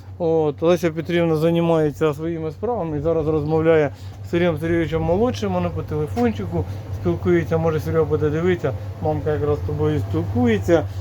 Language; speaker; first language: Ukrainian; native; Ukrainian